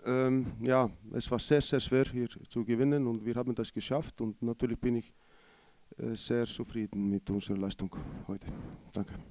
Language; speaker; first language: German; non-native, fluent; Icelandic